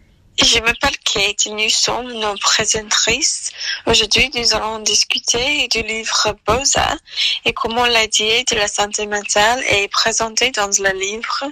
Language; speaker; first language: French; non-native, learner; English